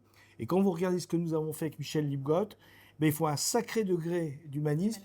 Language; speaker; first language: French; native; French